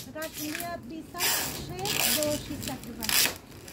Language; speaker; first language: Russian; non-native, learner; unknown